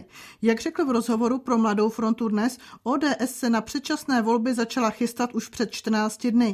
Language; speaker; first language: Czech; native; Czech